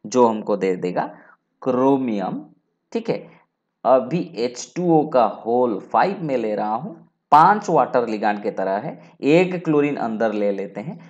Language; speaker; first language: Hindi; non-native, local second language; Bangla